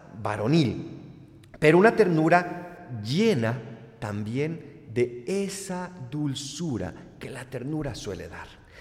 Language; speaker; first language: Spanish; native; Spanish